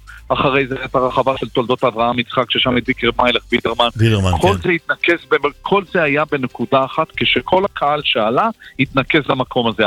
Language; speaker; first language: Hebrew; native; Hebrew